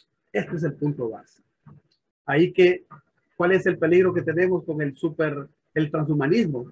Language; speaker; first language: Spanish; native; Spanish